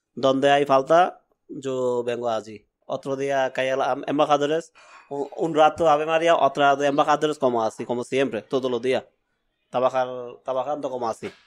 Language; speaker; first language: Spanish; non-native, learner; Bangla